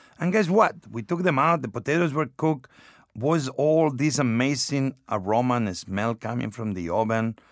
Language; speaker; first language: English; non-native, fluent; Spanish